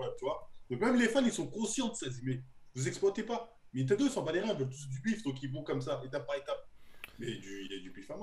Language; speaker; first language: French; native; French